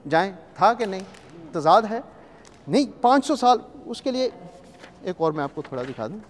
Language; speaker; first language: Urdu; non-native, local second language; Punjabi